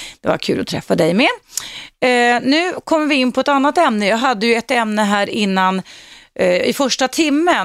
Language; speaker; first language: Swedish; native; Swedish